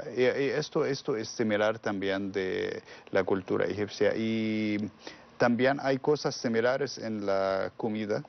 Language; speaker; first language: Spanish; non-native, learner; Arabic